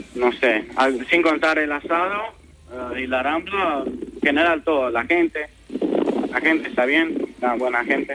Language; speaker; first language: Spanish; non-native, fluent; Romanian